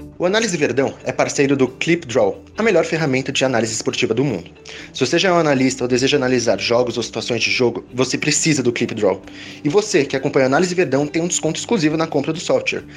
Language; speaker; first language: Portuguese; native; Portuguese